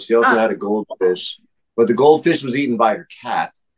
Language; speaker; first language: English; native; English